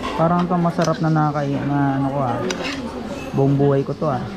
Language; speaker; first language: Filipino; native; Filipino